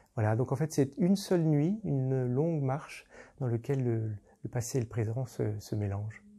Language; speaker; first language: French; native; French